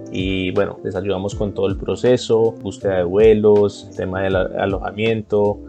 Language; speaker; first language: Spanish; early bilingual, heritage; Spanish